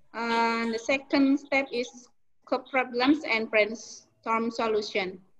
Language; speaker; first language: English; non-native, learner; Indonesian